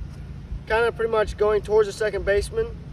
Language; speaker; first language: English; native; English